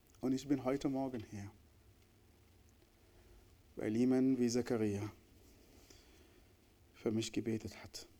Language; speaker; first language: German; non-native, fluent; Arabic